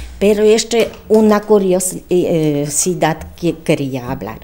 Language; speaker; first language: Spanish; non-native, learner; Polish